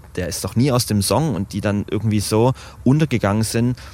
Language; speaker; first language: German; native; German